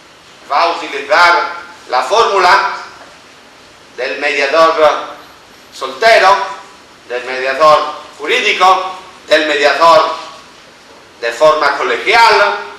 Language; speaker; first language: Spanish; non-native, fluent; Italian